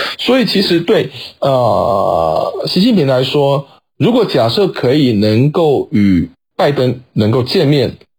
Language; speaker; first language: Chinese; native; Chinese